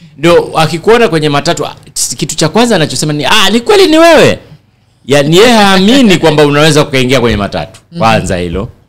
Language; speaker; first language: Swahili; non-native, local second language; Giryama